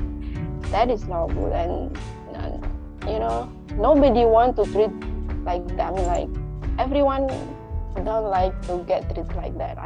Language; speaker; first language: English; non-native, local second language; Indonesian